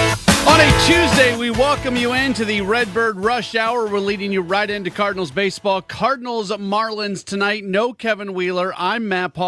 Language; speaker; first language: English; native; English